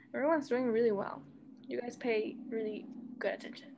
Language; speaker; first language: English; non-native, fluent; Spanish